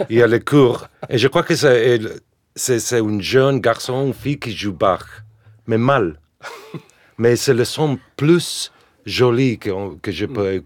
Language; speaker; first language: French; non-native, fluent; English